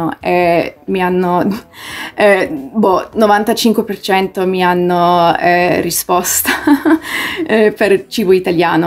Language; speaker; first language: Italian; early bilingual, heritage; English